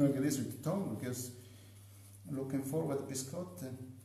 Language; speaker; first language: English; non-native, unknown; Italian